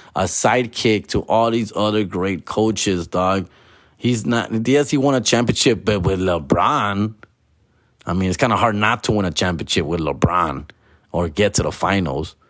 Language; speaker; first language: English; early bilingual, other home language; Spanish